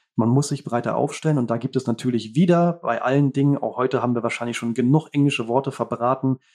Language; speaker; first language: German; native; German